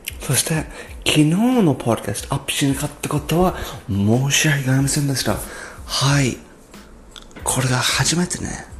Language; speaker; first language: Japanese; non-native, learner; English